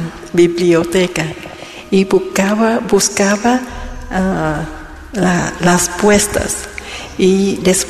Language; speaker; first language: Spanish; non-native, learner; Vietnamese